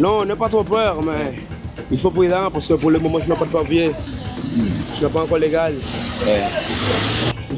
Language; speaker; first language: French; non-native, learner; Haitian Creole